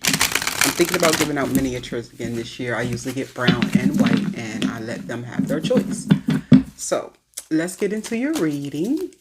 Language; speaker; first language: English; native; English